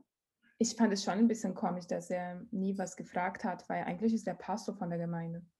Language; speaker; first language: German; non-native, learner; Portuguese